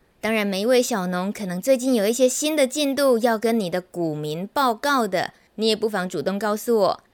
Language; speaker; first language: Chinese; native; Chinese